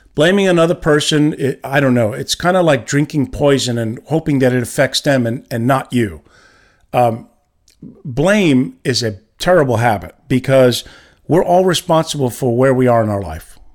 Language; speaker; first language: English; native; English